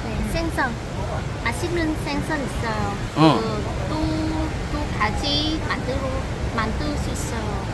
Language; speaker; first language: Korean; non-native, learner; Vietnamese